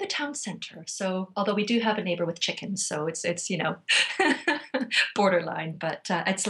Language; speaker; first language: English; native; English